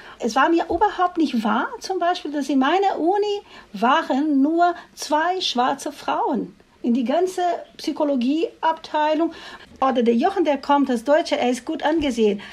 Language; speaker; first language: German; non-native, fluent; Portuguese